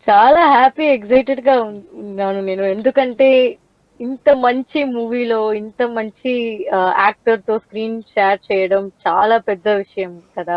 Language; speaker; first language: Telugu; non-native, learner; Tamil